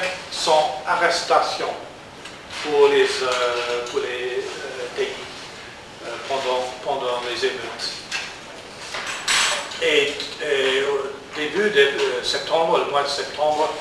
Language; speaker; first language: French; non-native, learner; English